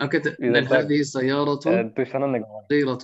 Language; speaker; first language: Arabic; non-native, learner; German